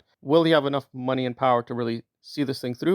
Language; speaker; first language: English; native; English